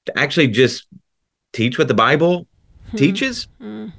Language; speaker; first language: English; native; English